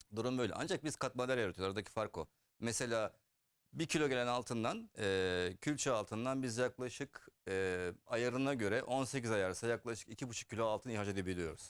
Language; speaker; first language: Turkish; early bilingual, heritage; Turkish